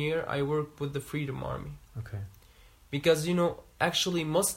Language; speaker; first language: English; non-native, learner; Arabic